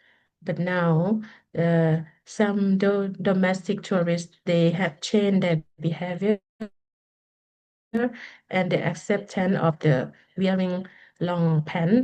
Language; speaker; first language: English; non-native, learner; Lao